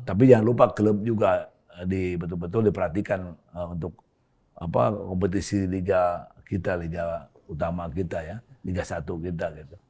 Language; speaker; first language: Indonesian; native; Indonesian